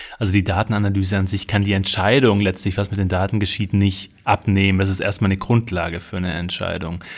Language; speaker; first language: German; native; German